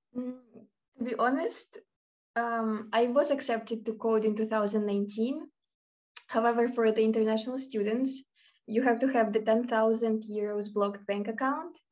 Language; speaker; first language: English; non-native, fluent; Russian